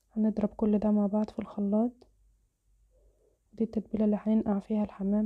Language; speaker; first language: Arabic; native; Arabic